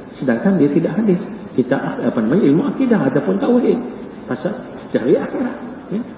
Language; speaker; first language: Malay; native; Malay